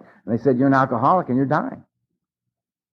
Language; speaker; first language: English; native; English